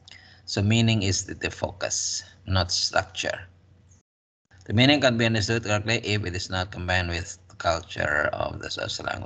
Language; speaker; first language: English; non-native, fluent; Indonesian